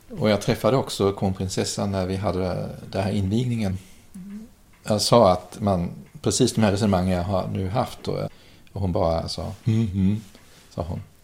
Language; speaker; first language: Swedish; early bilingual, other home language; German